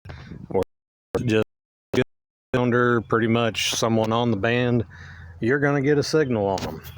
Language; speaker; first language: English; native; English